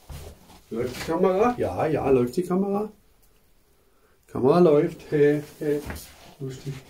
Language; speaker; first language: German; native; German